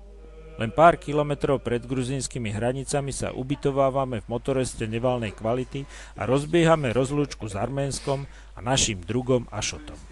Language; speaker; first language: Slovak; native; Slovak